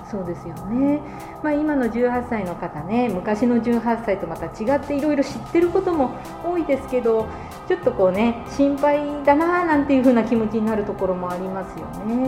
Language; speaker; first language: Japanese; native; Japanese